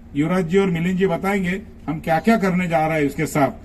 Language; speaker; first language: Hindi; non-native, local second language; Marathi